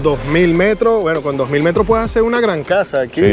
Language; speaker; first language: Spanish; native; Spanish